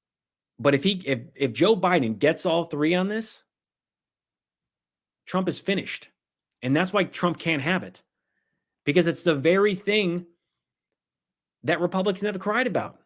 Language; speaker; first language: English; native; English